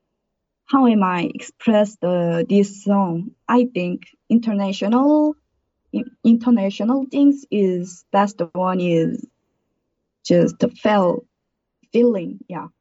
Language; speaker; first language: English; non-native, learner; Korean